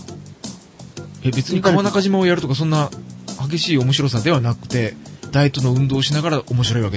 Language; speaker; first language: Japanese; native; Japanese